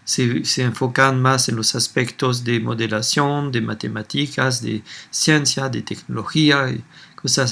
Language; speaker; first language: Spanish; non-native, fluent; French